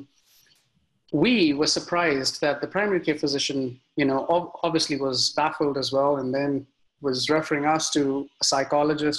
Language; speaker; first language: English; non-native, local second language; Hindi